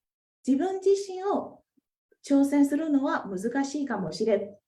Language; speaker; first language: Japanese; non-native, fluent; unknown